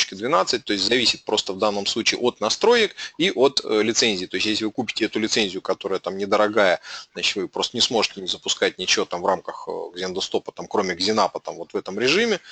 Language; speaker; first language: Russian; native; Russian